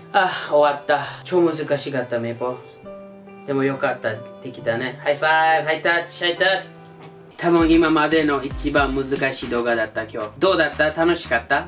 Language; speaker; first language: Japanese; non-native, fluent; English